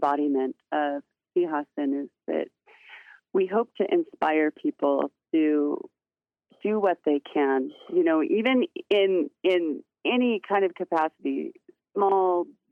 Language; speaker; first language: English; native; English